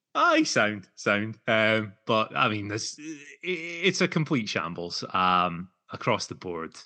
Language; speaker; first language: English; native; English